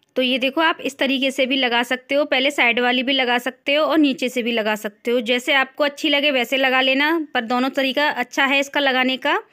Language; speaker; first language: Hindi; native; Hindi